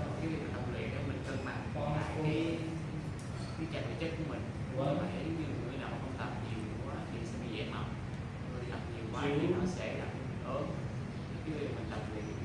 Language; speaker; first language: Vietnamese; native; Vietnamese